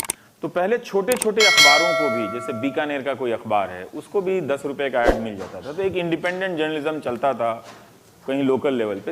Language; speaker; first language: Hindi; native; Hindi